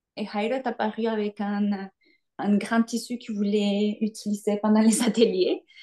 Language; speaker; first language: French; non-native, fluent; Spanish